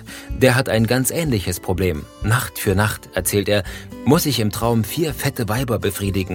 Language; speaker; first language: German; native; German